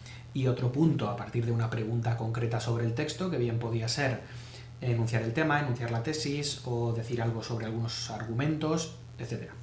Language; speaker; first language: Spanish; native; Spanish